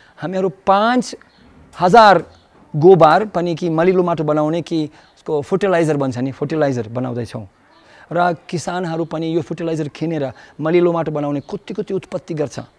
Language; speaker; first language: Nepali; non-native, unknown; Russian